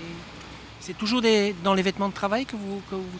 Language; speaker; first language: French; native; French